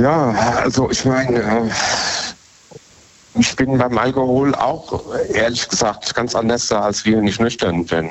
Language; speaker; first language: German; native; German